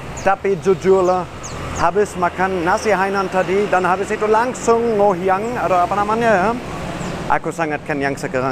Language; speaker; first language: Indonesian; non-native, fluent; German